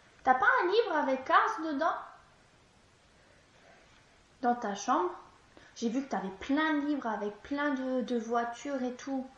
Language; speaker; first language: French; native; French